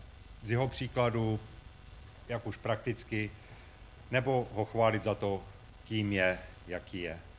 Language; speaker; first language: Czech; native; Czech